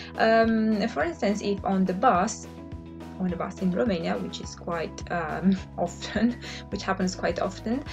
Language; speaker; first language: English; non-native, fluent; Romanian